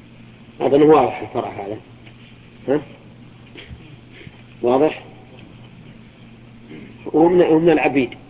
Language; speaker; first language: Arabic; native; Arabic